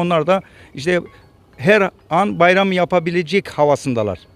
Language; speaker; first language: Turkish; native; Turkish